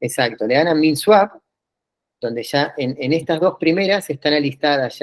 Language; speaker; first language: Spanish; native; Spanish